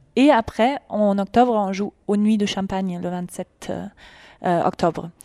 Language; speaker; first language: French; non-native, fluent; German